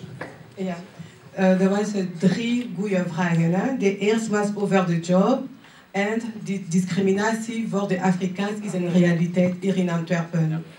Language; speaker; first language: Dutch; non-native, learner; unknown